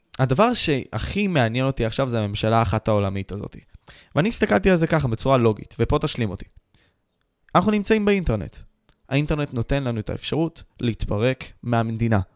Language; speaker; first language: Hebrew; native; Hebrew